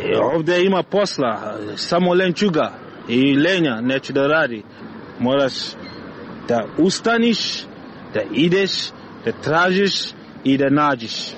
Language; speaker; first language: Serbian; non-native, learner; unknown